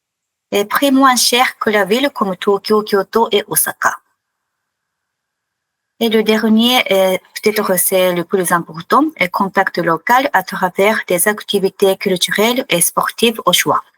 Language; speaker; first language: French; non-native, fluent; Japanese